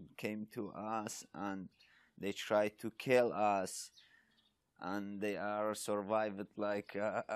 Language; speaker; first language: English; non-native, learner; Arabic